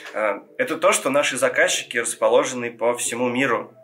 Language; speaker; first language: Russian; non-native, local second language; Georgian